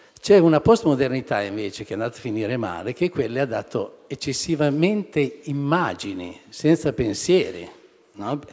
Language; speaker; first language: Italian; native; Italian